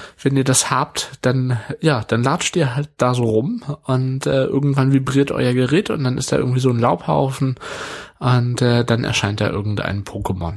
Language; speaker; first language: German; native; German